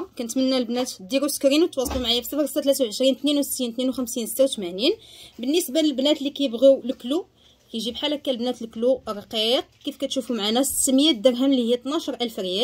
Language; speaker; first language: Arabic; native; Arabic